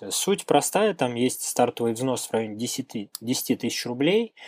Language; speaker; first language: Russian; native; Russian